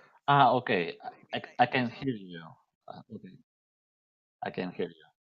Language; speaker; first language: English; non-native, learner; Catalan